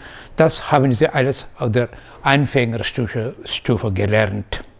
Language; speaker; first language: German; non-native, fluent; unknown